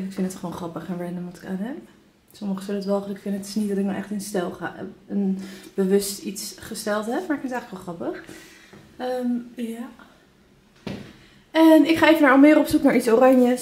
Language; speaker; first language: Dutch; native; Dutch